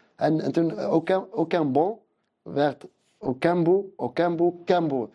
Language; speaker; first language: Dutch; early bilingual, other home language; Arabic